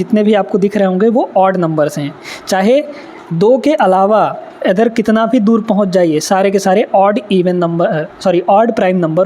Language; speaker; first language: Hindi; native; Hindi